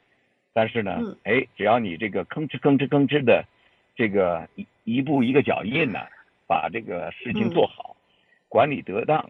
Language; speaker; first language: Chinese; native; Chinese